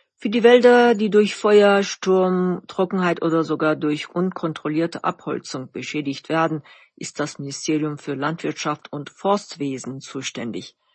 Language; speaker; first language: German; non-native, fluent; Turkish